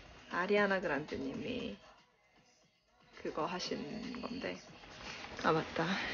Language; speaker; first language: Korean; native; Korean